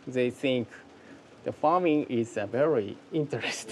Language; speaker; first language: English; non-native, learner; Japanese